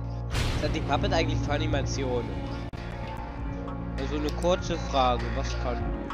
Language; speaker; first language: German; native; German